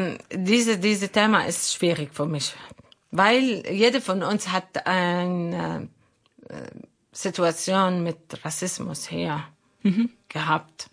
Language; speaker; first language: German; non-native, learner; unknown